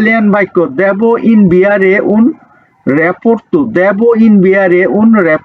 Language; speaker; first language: Italian; non-native, learner; Bangla